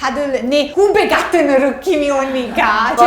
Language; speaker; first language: Korean; non-native, fluent; Italian